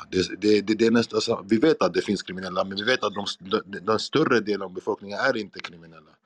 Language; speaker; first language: Swedish; non-native, fluent; Arabic